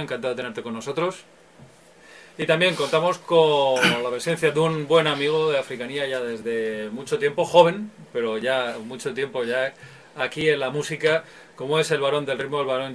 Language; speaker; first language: Spanish; native; Spanish